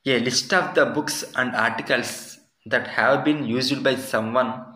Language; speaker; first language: English; non-native, local second language; Telugu